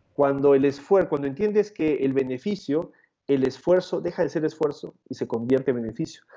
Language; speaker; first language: Spanish; native; Spanish